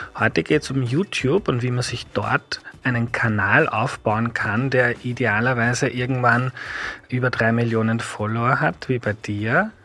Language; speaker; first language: German; native; German